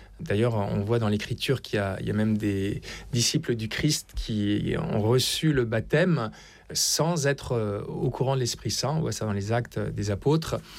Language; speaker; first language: French; native; French